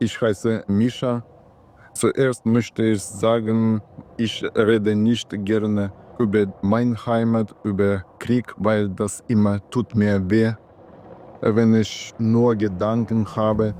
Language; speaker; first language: German; non-native, learner; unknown